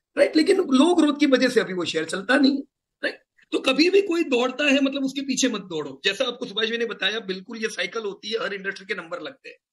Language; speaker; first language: Hindi; non-native, local second language; Gujarati